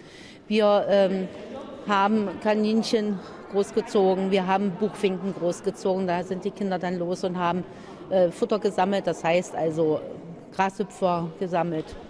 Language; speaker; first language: German; native; German